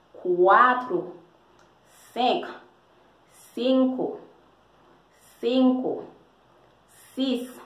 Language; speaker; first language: Portuguese; non-native, learner; Haitian Creole